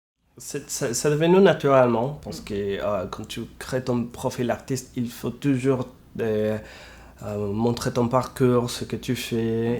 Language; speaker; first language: French; non-native, fluent; Spanish